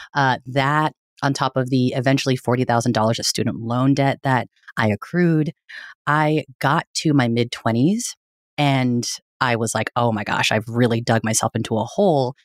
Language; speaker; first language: English; early bilingual, other home language; Filipino